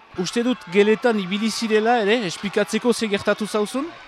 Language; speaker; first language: Basque; native; Basque